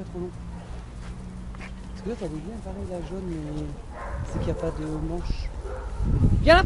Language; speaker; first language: French; native; French